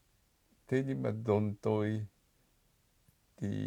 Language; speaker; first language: Vietnamese; non-native, fluent; Japanese